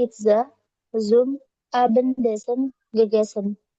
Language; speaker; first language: German; non-native, learner; Indonesian